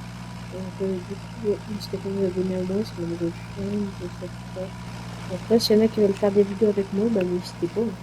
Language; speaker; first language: French; native; French